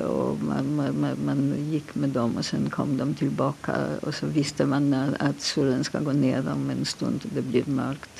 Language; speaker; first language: Swedish; non-native, fluent; Polish